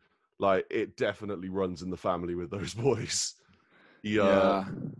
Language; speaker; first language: English; native; English